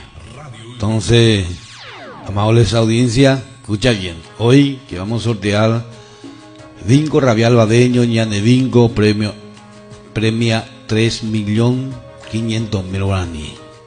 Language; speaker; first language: Spanish; non-native, local second language; Guarani